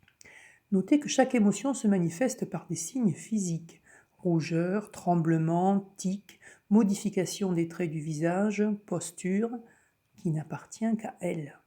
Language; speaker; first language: French; native; French